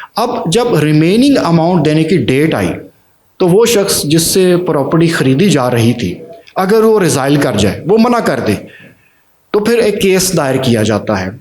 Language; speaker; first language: Urdu; native; Urdu